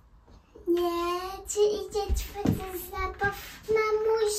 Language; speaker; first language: Polish; early bilingual, heritage; Polish